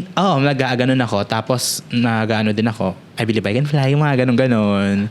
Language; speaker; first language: Filipino; native; Filipino